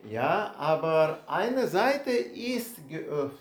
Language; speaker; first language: German; non-native, learner; Russian